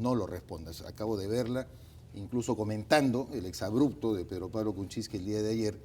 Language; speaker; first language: Spanish; native; Spanish